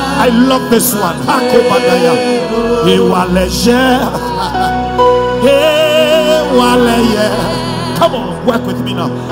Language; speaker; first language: English; non-native, local second language; Ga